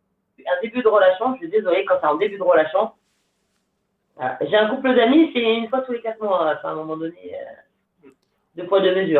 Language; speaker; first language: French; native; French